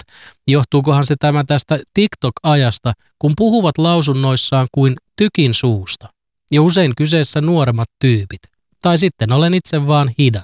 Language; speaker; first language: Finnish; native; Finnish